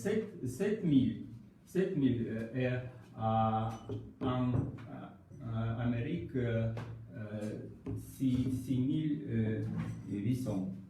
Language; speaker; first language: French; non-native, learner; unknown